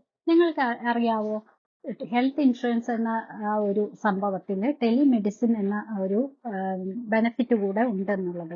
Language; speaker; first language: Malayalam; native; Malayalam